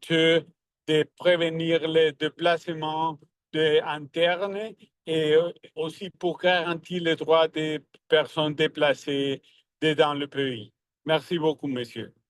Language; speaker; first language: French; non-native, learner; Spanish